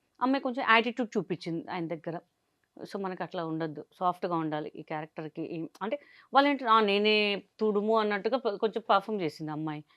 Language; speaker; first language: Telugu; non-native, local second language; Hindi